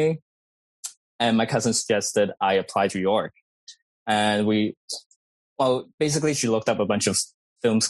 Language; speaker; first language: English; non-native, fluent; Cantonese